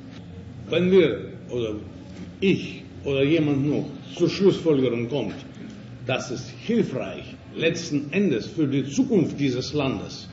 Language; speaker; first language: German; non-native, fluent; Russian